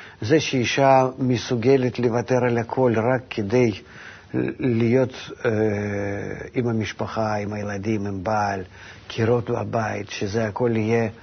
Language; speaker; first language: Hebrew; non-native, fluent; Russian